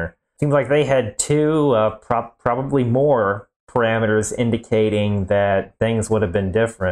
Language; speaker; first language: English; native; English